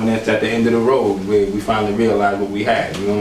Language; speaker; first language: English; native; English